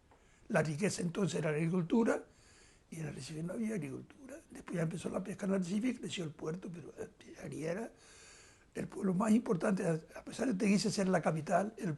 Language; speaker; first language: Spanish; native; Spanish